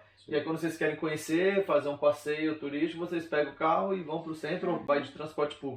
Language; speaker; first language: Portuguese; native; Portuguese